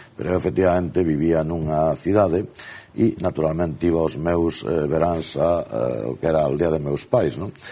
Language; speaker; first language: Galician; non-native, local second language; Spanish